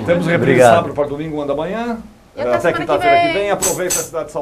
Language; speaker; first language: Portuguese; native; Portuguese